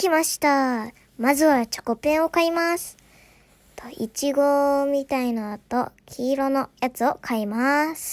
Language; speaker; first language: Japanese; early bilingual, other home language; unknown